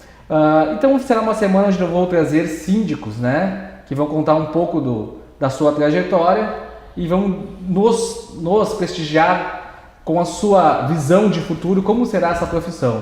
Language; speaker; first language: Portuguese; native; Portuguese